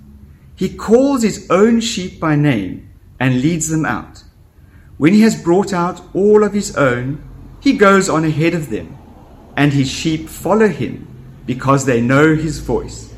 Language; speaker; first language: English; native; English